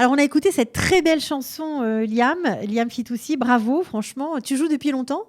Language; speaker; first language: French; native; French